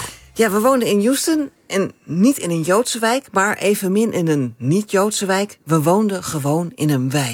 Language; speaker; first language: Dutch; native; Dutch